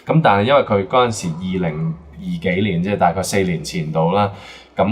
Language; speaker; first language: Cantonese; native; Cantonese